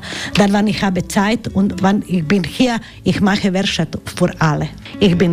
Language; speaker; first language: German; non-native, learner; Croatian